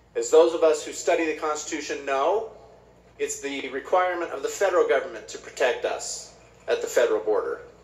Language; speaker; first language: English; native; English